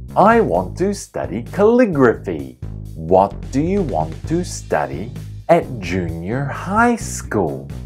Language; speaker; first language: English; native; English